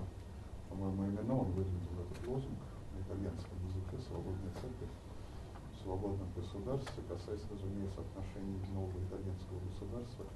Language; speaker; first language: Russian; native; Russian